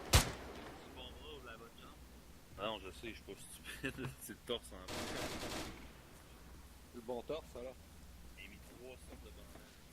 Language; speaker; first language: French; native; French